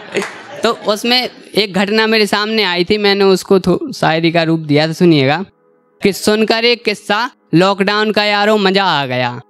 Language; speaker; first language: Hindi; native; Hindi